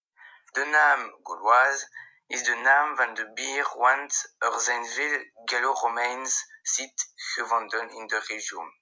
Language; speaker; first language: Dutch; non-native, learner; French